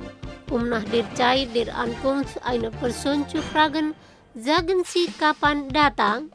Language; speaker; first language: German; non-native, fluent; Indonesian